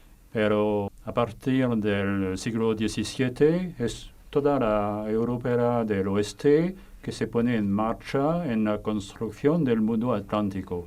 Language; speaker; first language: Spanish; non-native, fluent; French